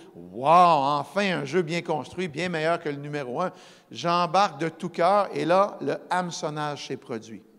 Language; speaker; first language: French; native; French